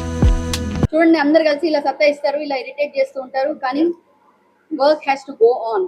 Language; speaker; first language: Telugu; non-native, local second language; Bangla